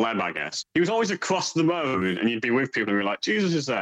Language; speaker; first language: English; native; English